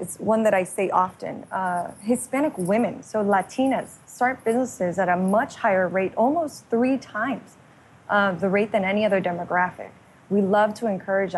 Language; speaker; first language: English; native; English